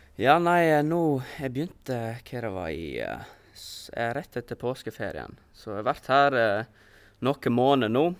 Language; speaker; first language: Norwegian; early bilingual, heritage; Norwegian